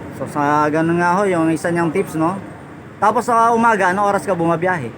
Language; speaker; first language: Filipino; native; Filipino